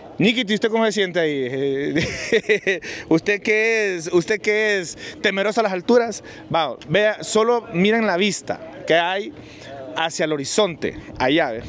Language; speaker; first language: Spanish; native; Spanish